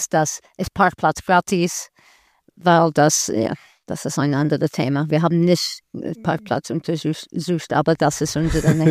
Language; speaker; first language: German; non-native, learner; English